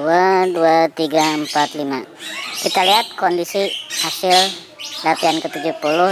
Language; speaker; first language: Indonesian; native; Indonesian